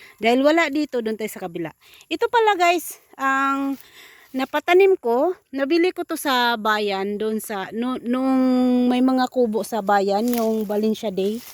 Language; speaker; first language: Filipino; native; Filipino